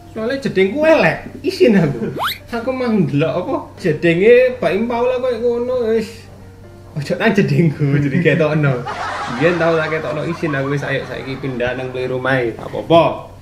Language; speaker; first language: Javanese; non-native, local second language; English